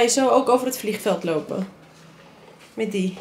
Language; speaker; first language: Dutch; native; Dutch